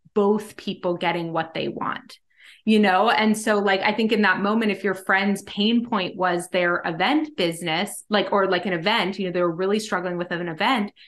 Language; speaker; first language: English; native; English